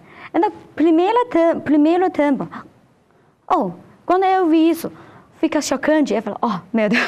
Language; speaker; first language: Portuguese; non-native, learner; Chinese